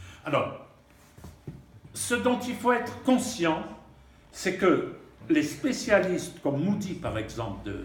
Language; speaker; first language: French; native; French